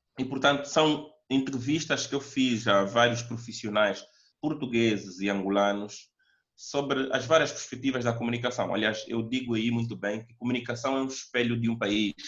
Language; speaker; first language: Portuguese; native; Portuguese